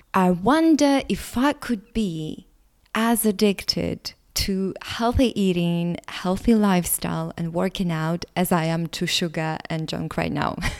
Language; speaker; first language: English; non-native, fluent; Latvian